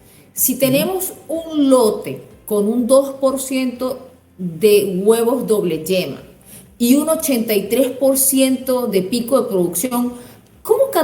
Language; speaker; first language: Spanish; native; Spanish